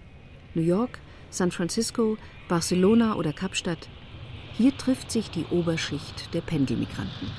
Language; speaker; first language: German; native; German